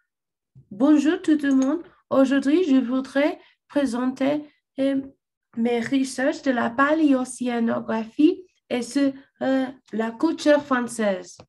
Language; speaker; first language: French; non-native, learner; English